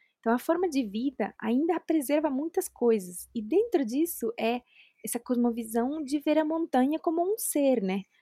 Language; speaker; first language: Portuguese; non-native, fluent; Spanish